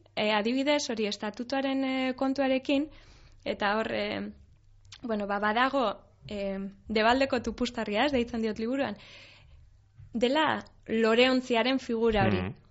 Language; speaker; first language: Basque; native; Basque